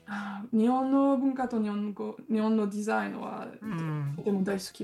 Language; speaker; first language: Japanese; non-native, learner; French